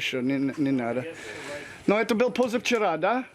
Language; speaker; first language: Russian; non-native, learner; English